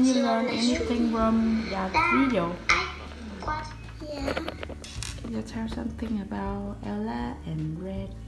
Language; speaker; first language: English; non-native, fluent; Vietnamese